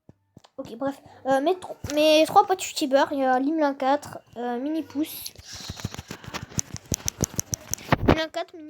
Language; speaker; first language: French; native; French